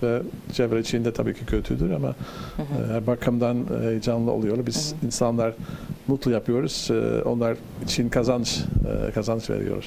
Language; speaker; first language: Turkish; non-native, learner; Dutch